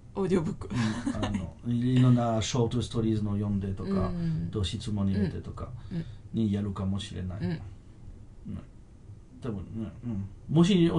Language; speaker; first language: Japanese; non-native, fluent; French